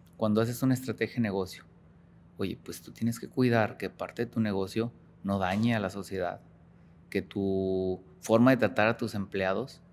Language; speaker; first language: Spanish; native; Spanish